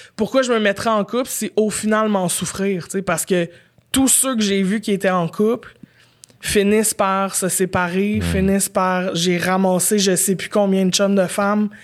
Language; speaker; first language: French; native; French